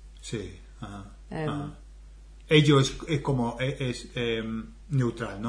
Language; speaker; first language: Spanish; non-native, fluent; English